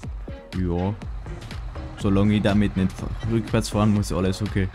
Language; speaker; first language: German; native; German